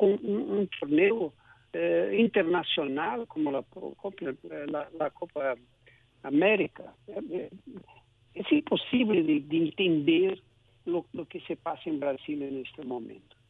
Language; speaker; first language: Spanish; non-native, local second language; Portuguese